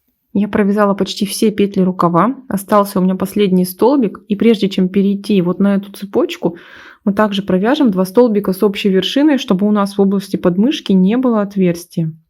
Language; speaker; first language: Russian; native; Russian